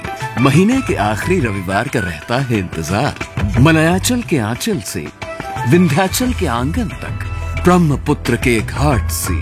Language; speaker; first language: Hindi; native; Hindi